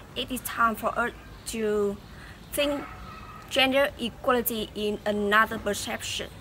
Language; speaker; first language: English; non-native, fluent; Vietnamese